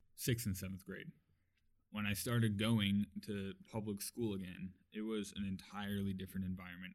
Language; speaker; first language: English; native; English